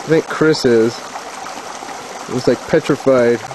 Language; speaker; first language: English; native; English